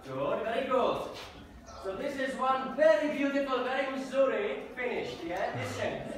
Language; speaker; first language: English; non-native, learner; Czech